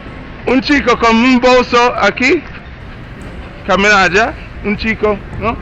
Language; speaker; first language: Spanish; non-native, learner; English